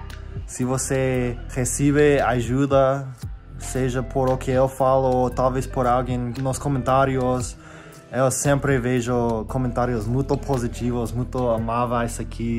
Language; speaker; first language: Portuguese; non-native, fluent; English